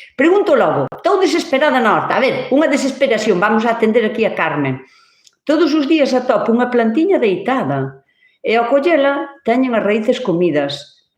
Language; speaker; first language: Galician; native; Galician